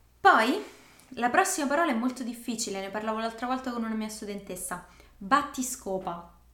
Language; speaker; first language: Italian; native; Italian